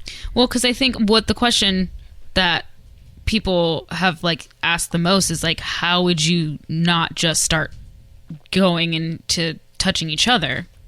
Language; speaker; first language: English; native; English